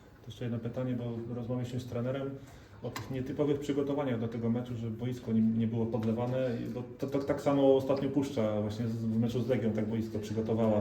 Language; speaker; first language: Polish; native; Polish